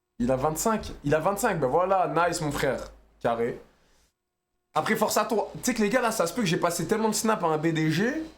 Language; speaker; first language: French; native; French